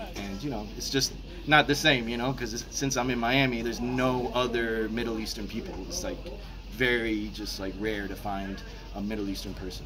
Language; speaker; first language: English; native; English